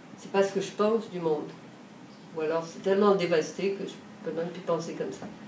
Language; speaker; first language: French; early bilingual, other home language; Romanian